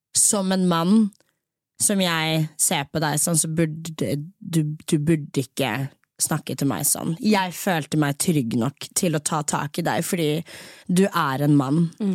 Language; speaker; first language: Norwegian; early bilingual, other home language; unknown